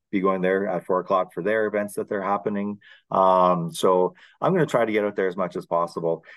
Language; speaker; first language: English; native; English